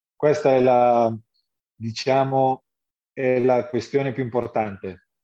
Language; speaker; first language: Italian; native; Italian